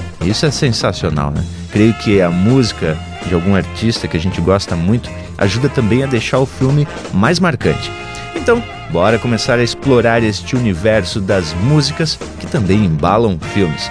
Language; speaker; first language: Portuguese; native; Portuguese